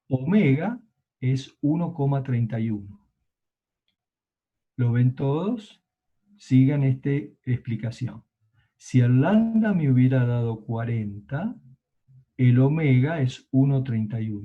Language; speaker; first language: Spanish; native; Spanish